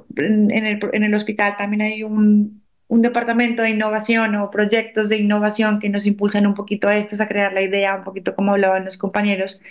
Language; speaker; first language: Spanish; native; Spanish